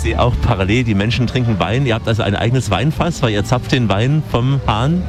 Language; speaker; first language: German; native; German